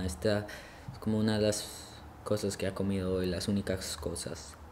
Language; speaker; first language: Spanish; early bilingual, heritage; Spanish